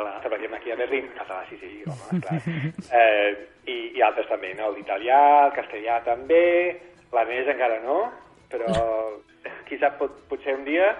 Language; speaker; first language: Catalan; non-native, fluent; English